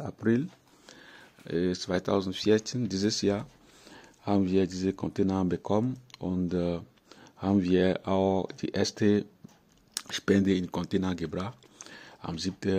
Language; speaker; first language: German; non-native, fluent; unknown